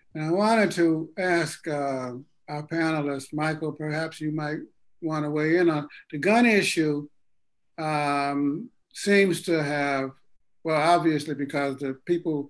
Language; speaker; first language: English; native; English